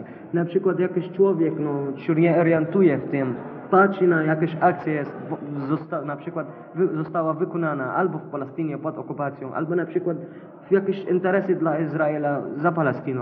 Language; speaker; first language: Polish; non-native, learner; Arabic